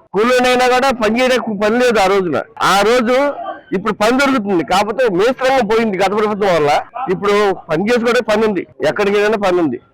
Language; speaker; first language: Telugu; non-native, local second language; Urdu